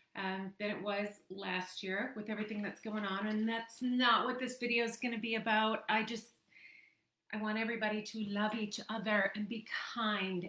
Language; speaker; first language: English; native; English